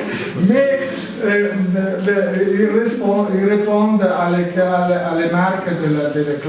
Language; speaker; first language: French; non-native, learner; Italian